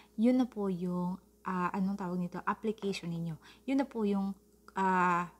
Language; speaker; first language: Filipino; non-native, local second language; Cebuano